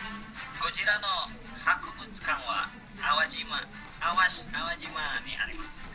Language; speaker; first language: Japanese; non-native, learner; Indonesian